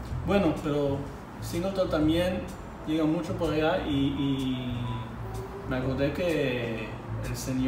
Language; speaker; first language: Spanish; non-native, fluent; Hebrew